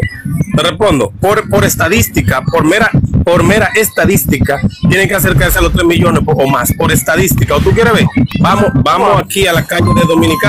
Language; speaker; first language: Spanish; native; Spanish